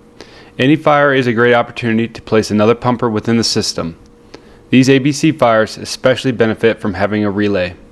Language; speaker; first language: English; native; English